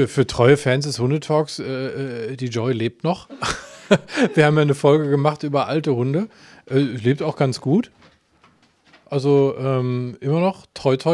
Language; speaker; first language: German; native; German